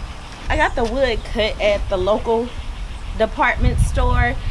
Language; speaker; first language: English; native; English